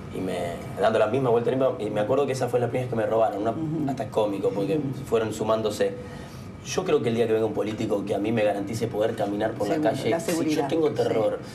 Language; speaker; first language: Spanish; native; Spanish